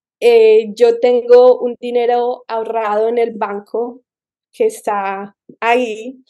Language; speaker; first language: Spanish; early bilingual, heritage; Spanish